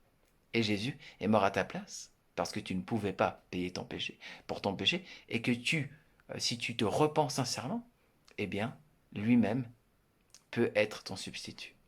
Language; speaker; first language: French; native; French